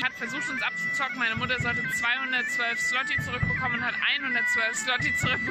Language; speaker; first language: German; native; German